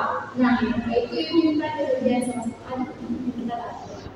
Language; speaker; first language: Indonesian; native; Indonesian